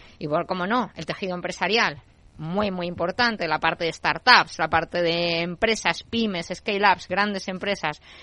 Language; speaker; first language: Spanish; native; Spanish